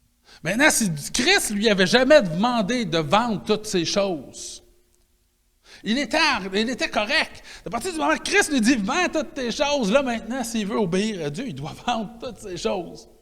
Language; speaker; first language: French; native; French